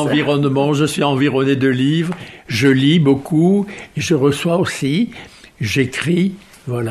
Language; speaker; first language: French; native; French